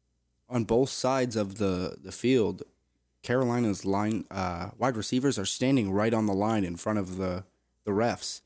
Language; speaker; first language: English; native; English